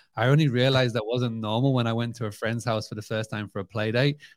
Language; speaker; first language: English; native; English